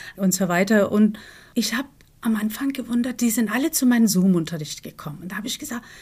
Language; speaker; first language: German; non-native, fluent; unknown